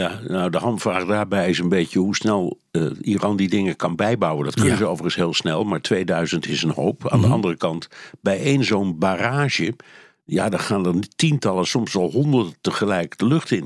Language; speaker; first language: Dutch; native; Dutch